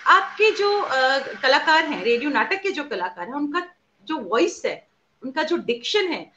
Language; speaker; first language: Hindi; native; Hindi